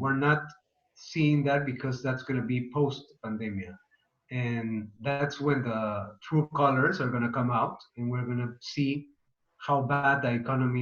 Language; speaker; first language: English; non-native, fluent; Spanish